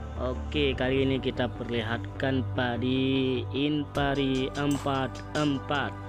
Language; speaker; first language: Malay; non-native, local second language; Achinese